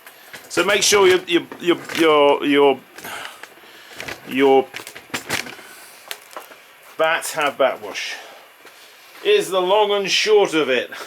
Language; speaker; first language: English; native; English